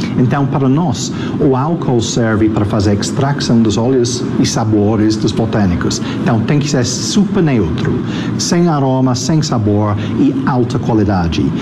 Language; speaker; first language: Portuguese; non-native, fluent; English